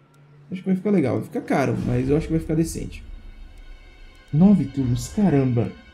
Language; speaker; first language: Portuguese; native; Portuguese